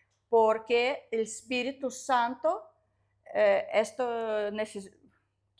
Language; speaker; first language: Spanish; non-native, learner; Russian